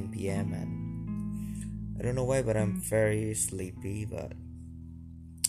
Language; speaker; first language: English; non-native, fluent; Indonesian